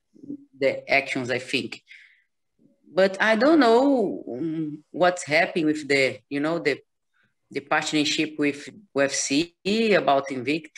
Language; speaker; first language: English; non-native, learner; Portuguese